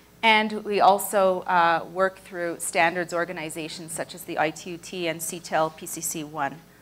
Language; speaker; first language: English; native; English